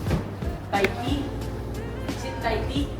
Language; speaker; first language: English; non-native, local second language; Filipino